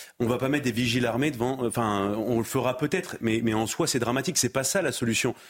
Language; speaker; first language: French; native; French